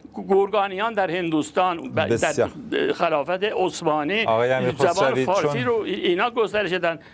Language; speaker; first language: Persian; non-native, local second language; Azerbaijani